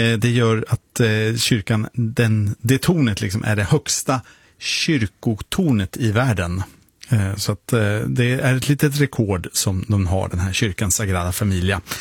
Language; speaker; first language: Swedish; native; Swedish